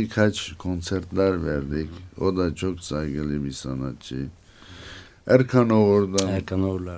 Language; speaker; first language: Turkish; non-native, learner; Armenian